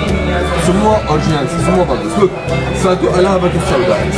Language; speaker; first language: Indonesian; non-native, learner; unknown